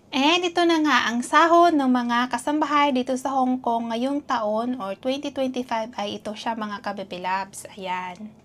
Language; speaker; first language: Filipino; non-native, local second language; Cebuano